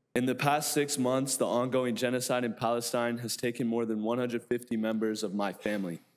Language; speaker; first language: English; native; English